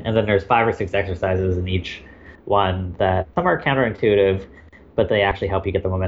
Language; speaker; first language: English; native; English